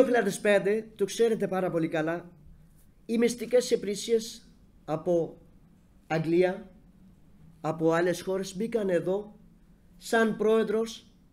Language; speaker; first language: Greek; non-native, fluent; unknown